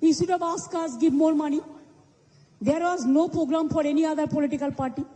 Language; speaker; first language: English; non-native, local second language; Bangla